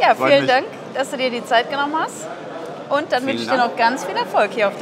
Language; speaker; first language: German; native; German